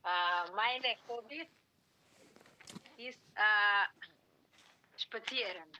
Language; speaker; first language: German; non-native, learner; Macedonian